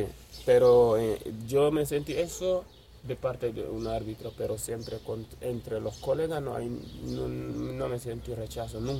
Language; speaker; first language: Spanish; non-native, fluent; Wolof